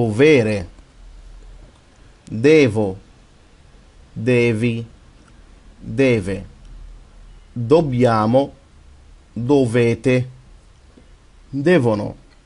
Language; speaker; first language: Italian; non-native, fluent; Arabic